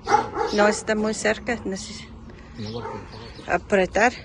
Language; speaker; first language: Spanish; non-native, learner; English